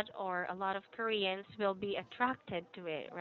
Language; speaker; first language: English; non-native, fluent; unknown